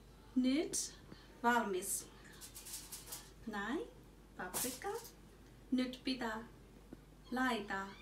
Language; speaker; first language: Finnish; non-native, learner; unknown